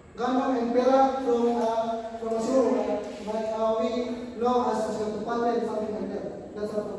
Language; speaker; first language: English; non-native, learner; Indonesian